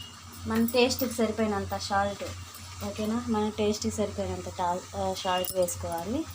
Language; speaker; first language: Telugu; native; Telugu